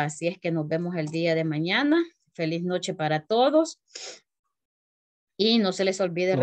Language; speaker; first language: Spanish; native; Spanish